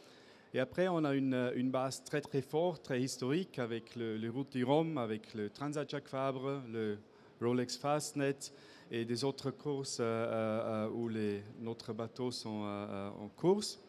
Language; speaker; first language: French; non-native, fluent; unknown